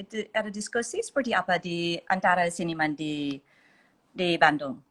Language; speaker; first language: Indonesian; non-native, fluent; English